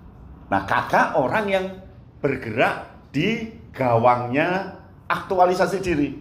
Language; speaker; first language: Indonesian; native; Indonesian